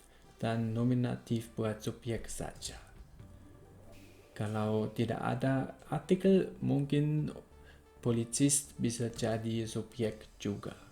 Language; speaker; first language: Indonesian; non-native, fluent; German